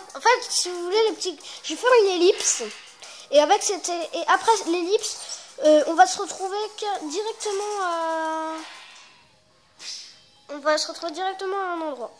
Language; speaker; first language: French; native; French